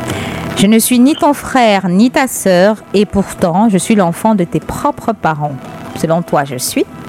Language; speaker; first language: French; native; French